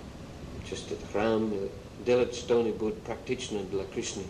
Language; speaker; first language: Russian; non-native, learner; English